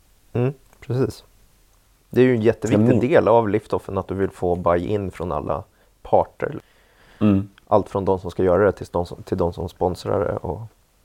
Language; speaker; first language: Swedish; native; Swedish